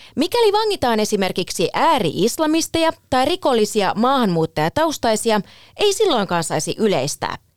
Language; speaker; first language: Finnish; non-native, fluent; Persian